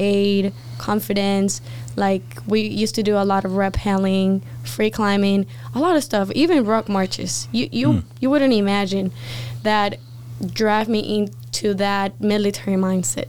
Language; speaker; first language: English; non-native, fluent; Spanish